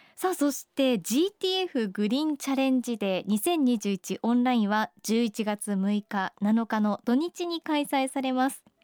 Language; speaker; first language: Japanese; native; Japanese